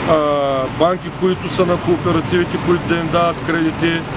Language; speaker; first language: Bulgarian; native; Bulgarian